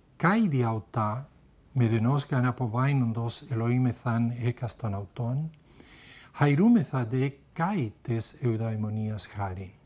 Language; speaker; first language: Greek; non-native, fluent; Spanish